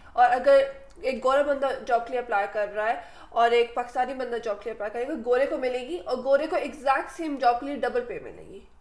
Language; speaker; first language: Urdu; native; Urdu